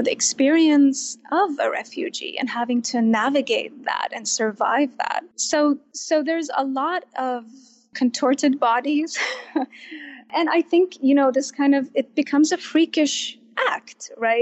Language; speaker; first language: English; non-native, fluent; Arabic